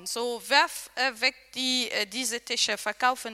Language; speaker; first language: German; non-native, learner; Arabic